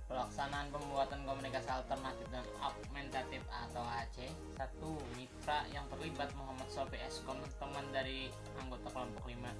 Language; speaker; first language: Indonesian; native; Indonesian